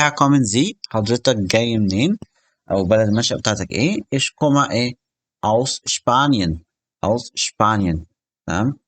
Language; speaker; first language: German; non-native, fluent; Arabic